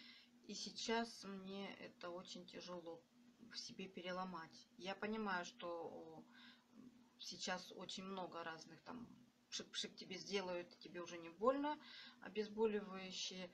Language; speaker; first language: Russian; native; Russian